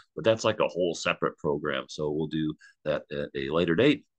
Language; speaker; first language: English; native; English